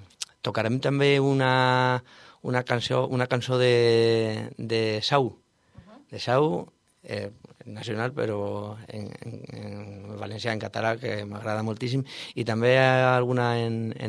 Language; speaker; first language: Catalan; non-native, learner; Spanish